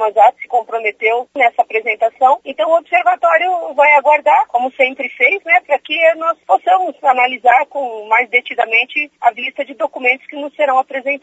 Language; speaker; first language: Portuguese; native; Portuguese